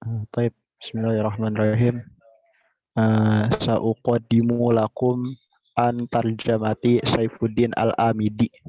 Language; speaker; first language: Arabic; non-native, learner; Indonesian